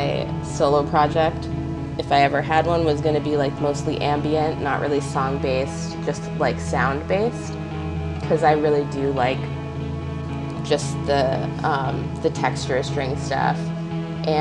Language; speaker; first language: English; native; English